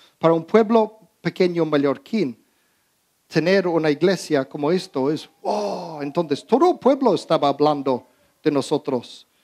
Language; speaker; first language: Spanish; early bilingual, heritage; Spanish